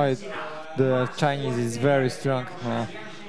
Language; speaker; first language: English; non-native, learner; Polish